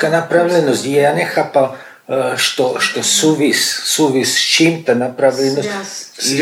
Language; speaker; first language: Russian; non-native, learner; Slovak